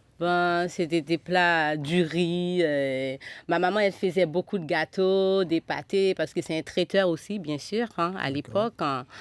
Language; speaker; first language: French; non-native, local second language; Haitian Creole